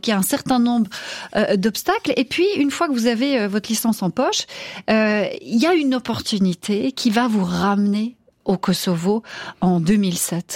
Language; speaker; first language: French; native; French